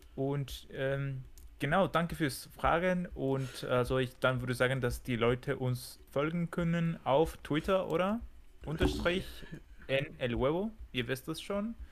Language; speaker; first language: German; non-native, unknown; Spanish